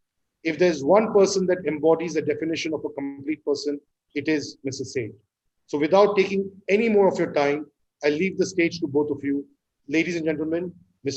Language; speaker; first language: English; non-native, local second language; Hindi